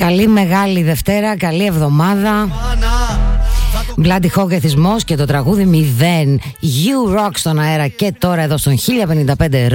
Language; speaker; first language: Greek; native; Greek